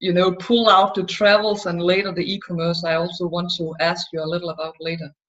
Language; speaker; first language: English; non-native, fluent; Danish